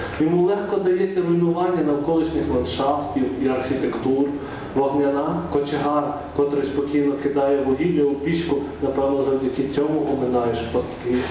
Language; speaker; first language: Ukrainian; native; Ukrainian